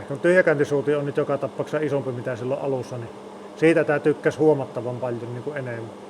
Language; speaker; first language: Finnish; native; Finnish